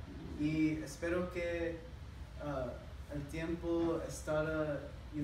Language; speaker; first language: Spanish; non-native, learner; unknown